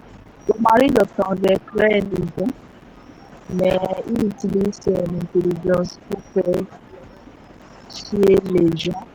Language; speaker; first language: French; non-native, learner; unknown